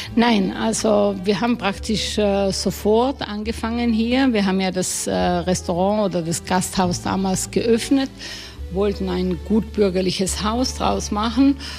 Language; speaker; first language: German; native; German